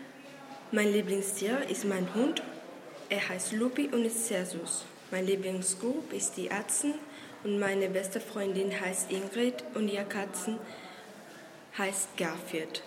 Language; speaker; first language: German; non-native, learner; Spanish